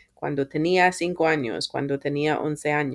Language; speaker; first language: Spanish; non-native, fluent; English